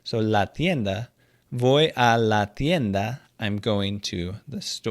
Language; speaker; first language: Spanish; non-native, fluent; English